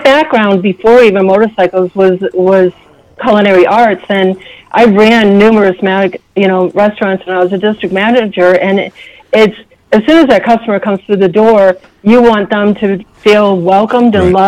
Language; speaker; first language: English; native; English